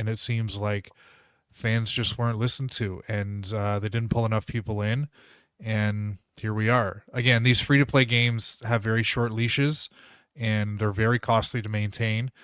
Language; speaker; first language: English; native; English